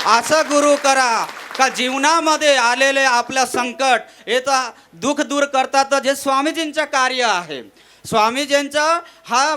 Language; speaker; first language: Marathi; non-native, local second language; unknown